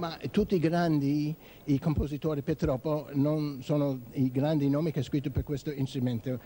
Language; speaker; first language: Italian; non-native, fluent; English